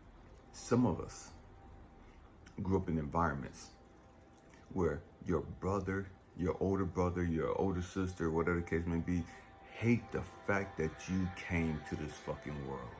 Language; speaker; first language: English; native; English